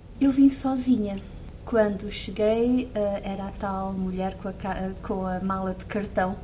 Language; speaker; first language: Portuguese; early bilingual, heritage; Portuguese